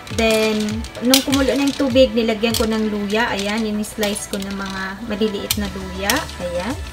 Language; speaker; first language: Filipino; native; Filipino